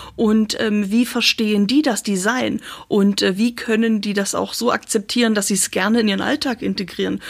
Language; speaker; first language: German; native; German